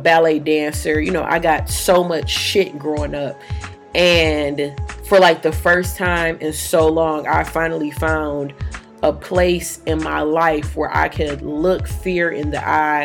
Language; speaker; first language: English; native; English